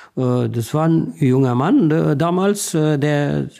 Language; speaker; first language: German; non-native, fluent; Persian